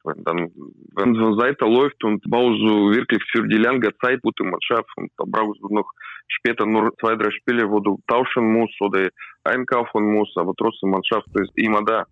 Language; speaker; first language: German; non-native, learner; Russian